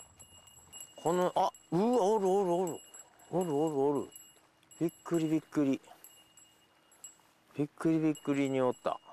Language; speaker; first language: Japanese; native; Japanese